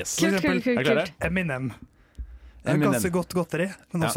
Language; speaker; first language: Norwegian; native; Norwegian